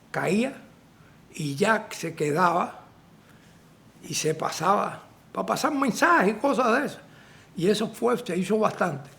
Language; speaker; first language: Spanish; native; Spanish